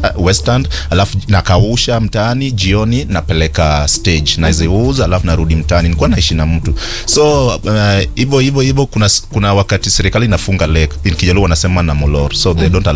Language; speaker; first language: Swahili; non-native, local second language; Luo (Kenya and Tanzania)